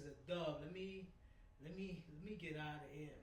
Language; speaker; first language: English; native; English